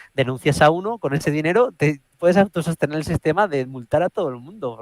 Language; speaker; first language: Spanish; native; Spanish